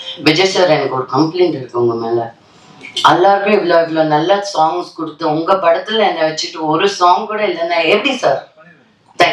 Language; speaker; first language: Tamil; non-native, local second language; Telugu